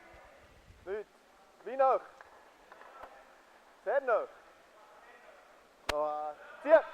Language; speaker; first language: German; native; German